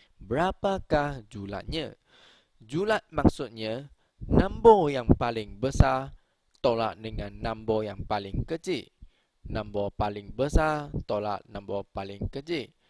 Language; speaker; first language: Malay; native; Malay